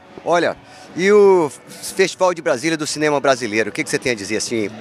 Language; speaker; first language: Portuguese; native; Portuguese